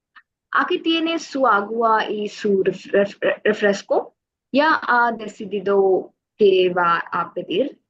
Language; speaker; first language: Spanish; non-native, learner; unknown